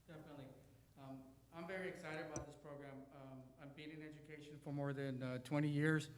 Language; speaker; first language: English; native; English